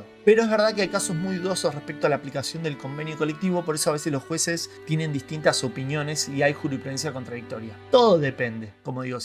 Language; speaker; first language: Spanish; native; Spanish